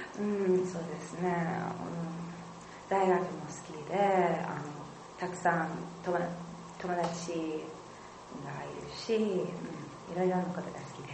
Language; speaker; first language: Japanese; non-native, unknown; English